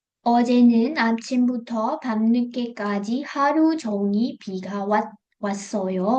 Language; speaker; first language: Korean; non-native, fluent; Burmese